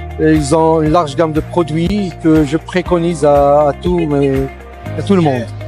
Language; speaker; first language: French; non-native, local second language; Arabic